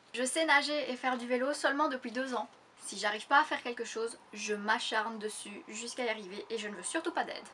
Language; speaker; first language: French; native; French